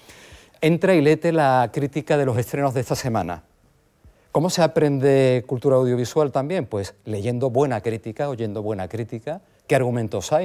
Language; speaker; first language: Spanish; native; Spanish